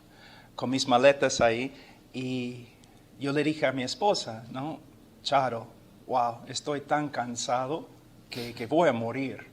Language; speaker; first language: Spanish; non-native, fluent; English